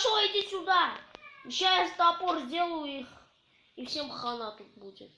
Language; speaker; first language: Russian; native; Russian